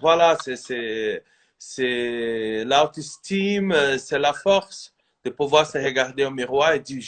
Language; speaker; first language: French; non-native, fluent; Portuguese